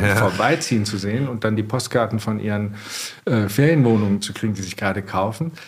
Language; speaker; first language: German; native; German